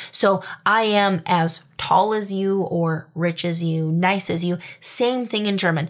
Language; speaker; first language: English; native; English